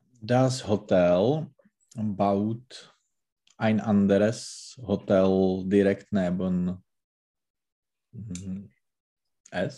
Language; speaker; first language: German; non-native, learner; Czech